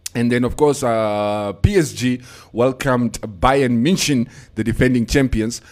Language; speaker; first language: English; non-native, local second language; Afrikaans